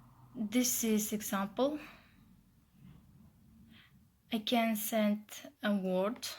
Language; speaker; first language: English; non-native, learner; Kazakh